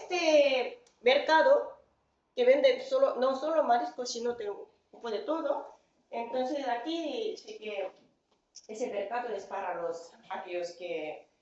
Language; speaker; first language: Spanish; non-native, fluent; Korean